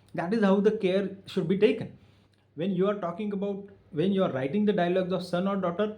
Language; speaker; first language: English; non-native, local second language; Marathi